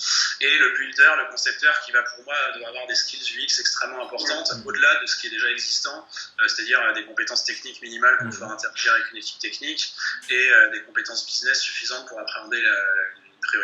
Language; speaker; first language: French; native; French